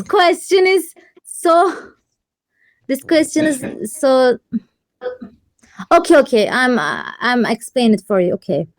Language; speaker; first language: English; non-native, learner; Turkish